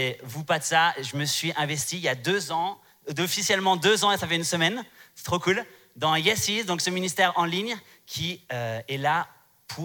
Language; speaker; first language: French; native; French